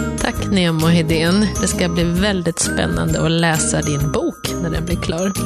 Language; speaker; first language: Swedish; native; Swedish